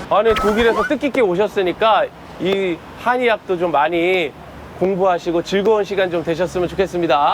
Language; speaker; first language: Korean; native; Korean